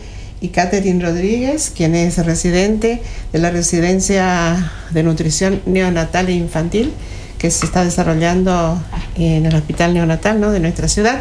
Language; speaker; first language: Spanish; native; Spanish